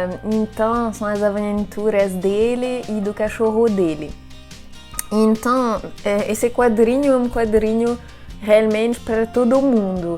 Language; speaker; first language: Portuguese; non-native, fluent; French